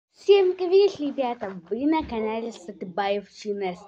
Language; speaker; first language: Russian; non-native, local second language; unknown